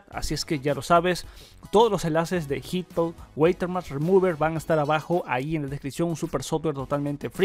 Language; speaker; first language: Spanish; native; Spanish